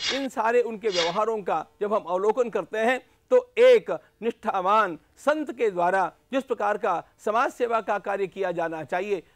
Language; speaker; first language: Hindi; non-native, local second language; Marathi